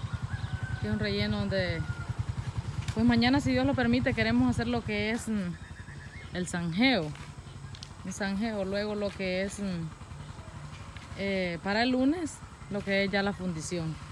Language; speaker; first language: Spanish; native; Spanish